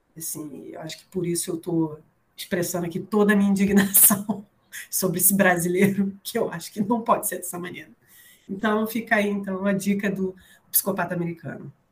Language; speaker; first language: Portuguese; native; Portuguese